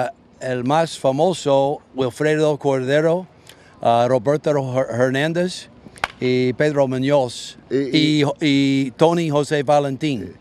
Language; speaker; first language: Spanish; non-native, learner; English